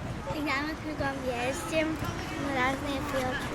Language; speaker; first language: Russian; early bilingual, heritage; Russian